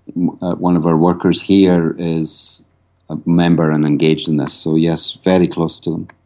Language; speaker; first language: English; native; English